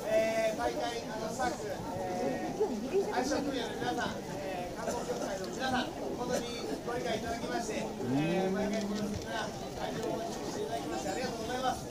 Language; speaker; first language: Japanese; native; Japanese